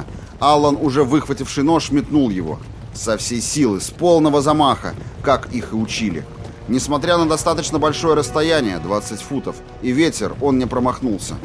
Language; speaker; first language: Russian; native; Russian